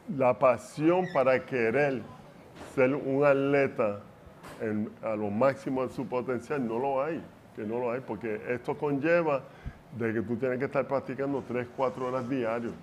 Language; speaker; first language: Spanish; early bilingual, heritage; Spanish